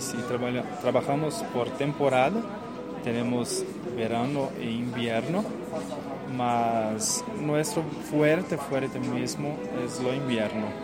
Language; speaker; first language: Spanish; non-native, learner; Portuguese